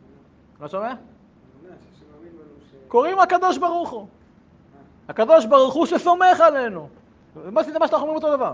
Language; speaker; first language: Hebrew; native; Hebrew